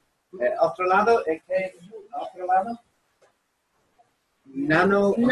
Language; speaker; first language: Spanish; non-native, learner; English